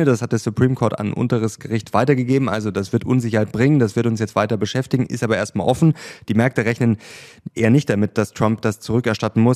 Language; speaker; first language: German; native; German